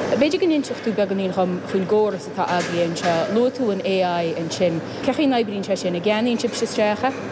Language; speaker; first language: Irish; native; Irish